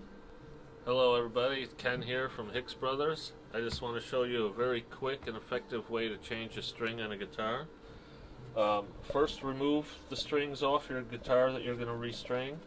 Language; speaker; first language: English; native; English